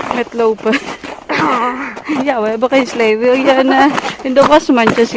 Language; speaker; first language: Dutch; non-native, fluent; Filipino